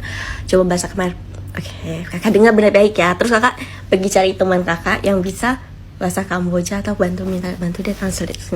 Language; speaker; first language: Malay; non-native, fluent; Khmer